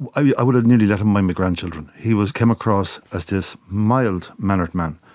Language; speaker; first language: English; native; English